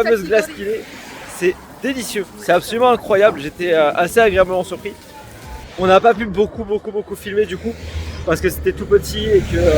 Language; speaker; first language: French; native; French